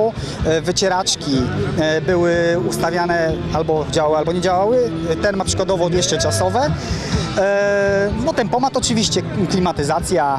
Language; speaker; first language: Polish; native; Polish